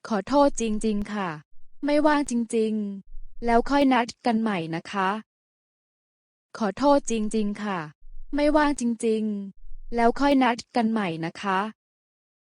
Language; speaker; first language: Thai; native; Thai